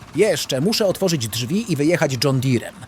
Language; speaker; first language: Polish; native; Polish